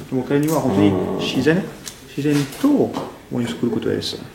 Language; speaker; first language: Japanese; non-native, fluent; French